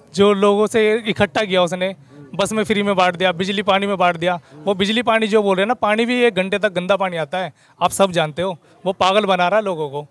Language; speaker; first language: Hindi; native; Hindi